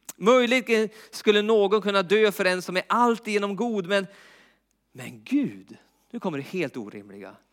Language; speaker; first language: Swedish; native; Swedish